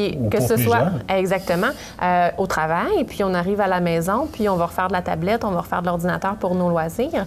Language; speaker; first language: French; native; French